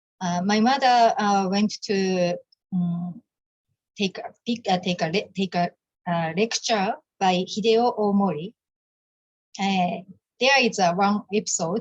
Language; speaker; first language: English; non-native, learner; Japanese